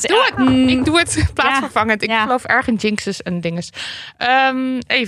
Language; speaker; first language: Dutch; native; Dutch